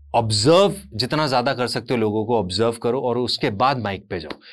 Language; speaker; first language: Hindi; native; Hindi